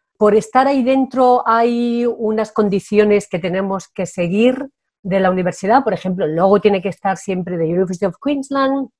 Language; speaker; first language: Spanish; native; Spanish